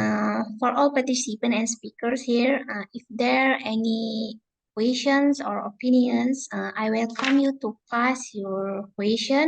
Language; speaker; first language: English; non-native, fluent; Indonesian